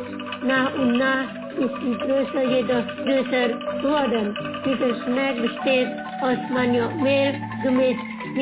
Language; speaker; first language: German; non-native, fluent; Indonesian